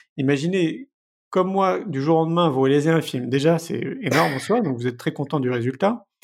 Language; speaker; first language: French; native; French